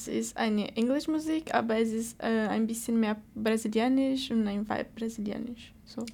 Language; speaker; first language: German; non-native, learner; Portuguese